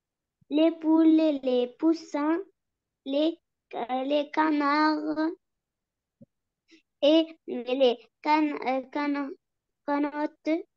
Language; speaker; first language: French; non-native, learner; Arabic